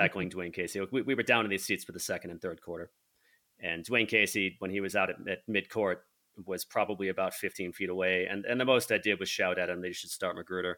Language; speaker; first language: English; native; English